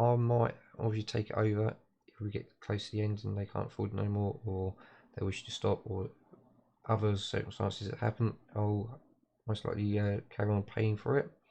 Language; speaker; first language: English; native; English